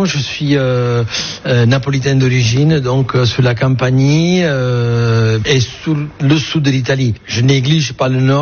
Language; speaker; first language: French; non-native, fluent; Italian